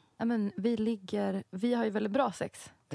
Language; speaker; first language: Swedish; native; Swedish